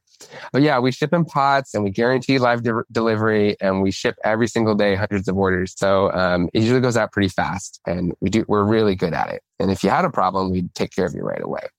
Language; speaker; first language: English; native; English